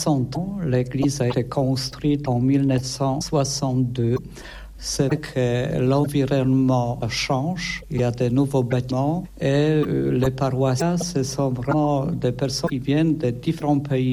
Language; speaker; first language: French; non-native, fluent; Polish